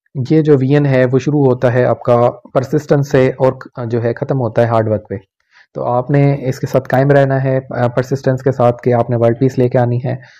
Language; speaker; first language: Urdu; non-native, local second language; Punjabi